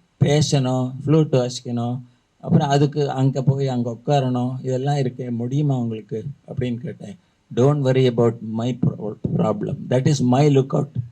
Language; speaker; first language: Tamil; native; Tamil